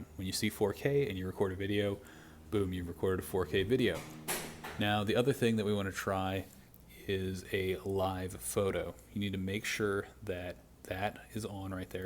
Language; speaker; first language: English; native; English